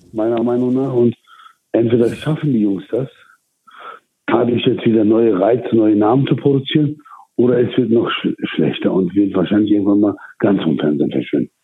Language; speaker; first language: German; early bilingual, other home language; Turkish